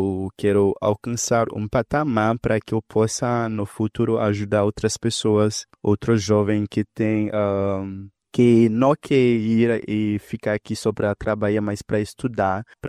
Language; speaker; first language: Portuguese; non-native, fluent; Haitian Creole